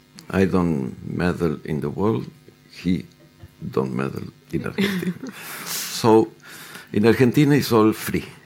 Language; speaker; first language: English; non-native, fluent; Spanish